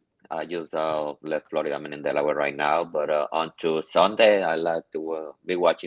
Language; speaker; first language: English; non-native, learner; Spanish